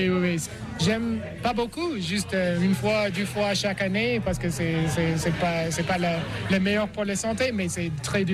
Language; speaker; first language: French; non-native, learner; English